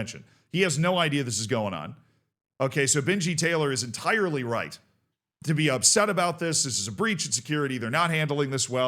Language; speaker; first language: English; native; English